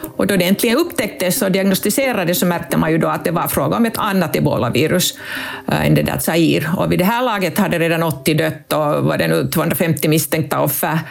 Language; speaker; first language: Swedish; non-native, local second language; Finnish